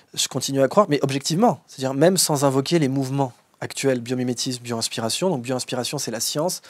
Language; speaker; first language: French; native; French